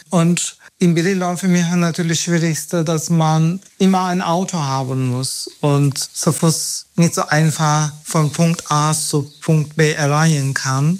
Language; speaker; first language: German; non-native, fluent; Turkish